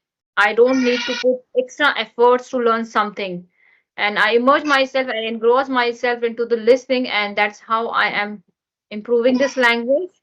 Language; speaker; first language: English; non-native, learner; Hindi